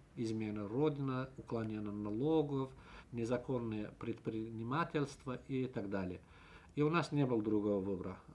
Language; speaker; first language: Russian; non-native, local second language; Azerbaijani